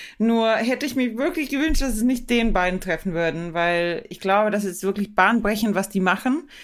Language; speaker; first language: German; non-native, fluent; Swedish